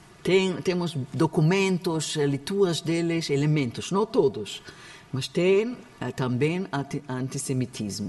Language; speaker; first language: Portuguese; non-native, learner; Hebrew